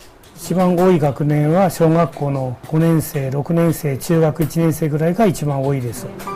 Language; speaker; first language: Japanese; native; Japanese